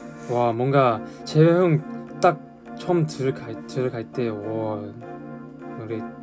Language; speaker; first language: Korean; non-native, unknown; Chinese